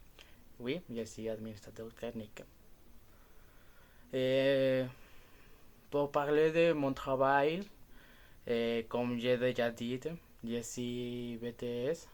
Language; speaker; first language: French; non-native, learner; Spanish